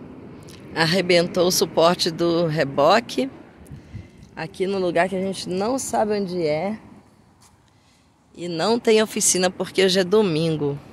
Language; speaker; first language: Portuguese; native; Portuguese